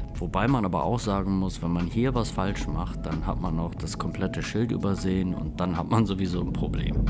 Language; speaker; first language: German; native; German